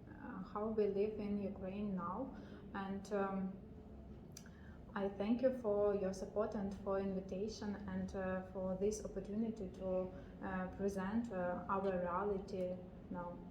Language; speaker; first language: English; non-native, learner; Ukrainian